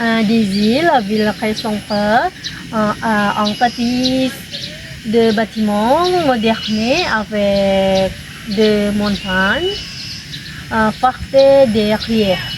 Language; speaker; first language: French; non-native, learner; Indonesian